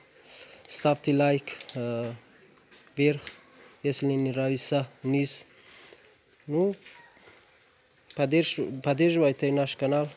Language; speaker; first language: Russian; non-native, learner; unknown